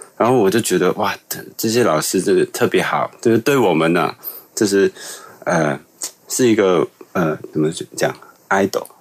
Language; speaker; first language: Chinese; non-native, local second language; Cantonese